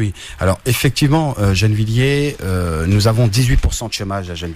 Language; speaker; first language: French; native; French